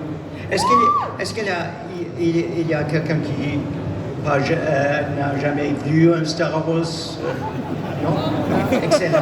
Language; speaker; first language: French; non-native, learner; English